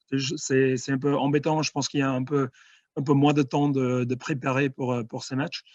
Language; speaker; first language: French; non-native, fluent; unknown